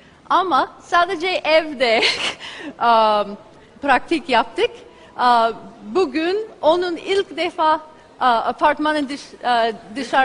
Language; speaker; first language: Turkish; non-native, learner; English